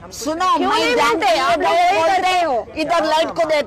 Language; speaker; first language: Hindi; non-native, local second language; Telugu